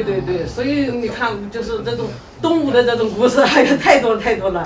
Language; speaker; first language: Chinese; native; Chinese